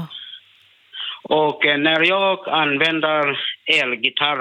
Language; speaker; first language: Swedish; non-native, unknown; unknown